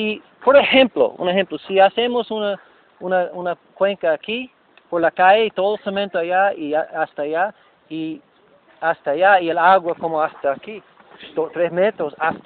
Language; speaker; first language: Spanish; non-native, learner; English